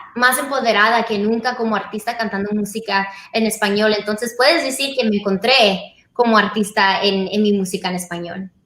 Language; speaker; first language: Spanish; early bilingual, heritage; Spanish